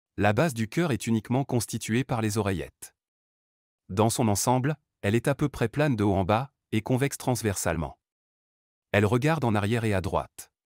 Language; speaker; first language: French; non-native, local second language; Arabic